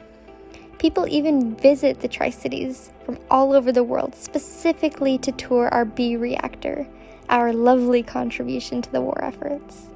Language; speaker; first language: English; native; English